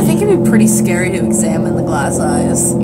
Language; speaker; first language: English; native; English